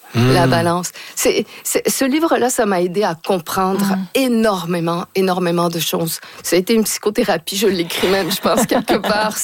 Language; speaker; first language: French; native; French